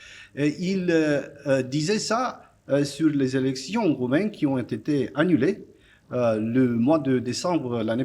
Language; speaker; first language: French; non-native, fluent; Romanian